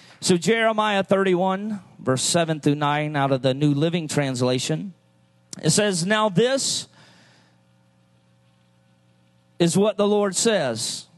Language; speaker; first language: English; native; English